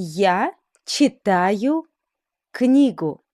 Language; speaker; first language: Russian; non-native, fluent; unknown